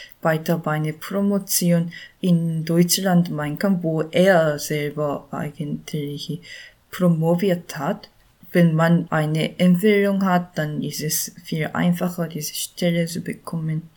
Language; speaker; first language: German; non-native, learner; Korean